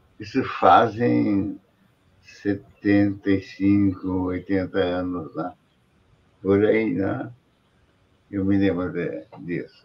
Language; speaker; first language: Portuguese; native; Portuguese